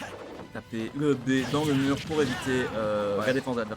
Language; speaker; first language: French; native; French